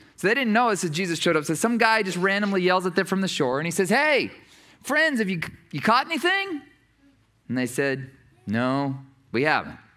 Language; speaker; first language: English; native; English